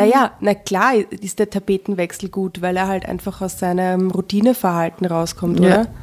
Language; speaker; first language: German; native; German